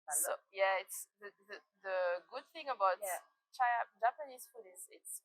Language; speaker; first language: English; non-native, learner; French